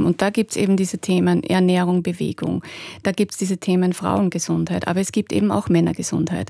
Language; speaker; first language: German; native; German